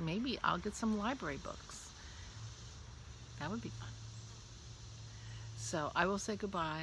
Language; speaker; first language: English; native; English